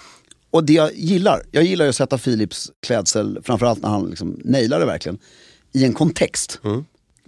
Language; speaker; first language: Swedish; native; Swedish